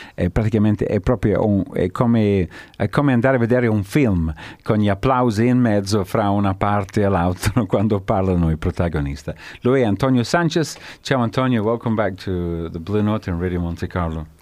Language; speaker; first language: Italian; native; Italian